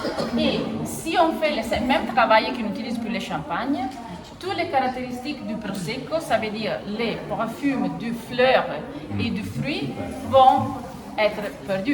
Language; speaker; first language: French; non-native, fluent; Italian